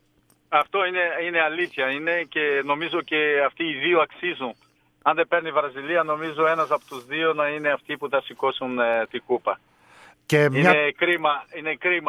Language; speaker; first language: Greek; non-native, fluent; Portuguese